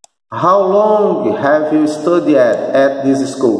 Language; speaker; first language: English; non-native, fluent; Portuguese